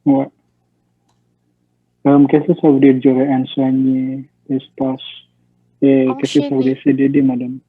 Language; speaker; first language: French; non-native, learner; Indonesian